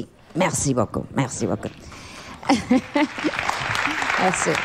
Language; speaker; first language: French; non-native, learner; Spanish